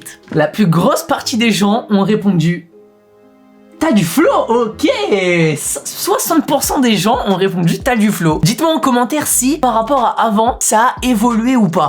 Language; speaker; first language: French; native; French